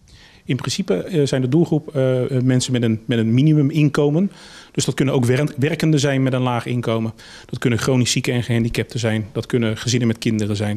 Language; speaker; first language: Dutch; native; Dutch